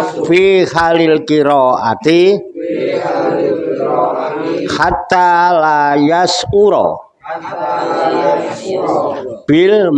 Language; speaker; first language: Arabic; non-native, fluent; Indonesian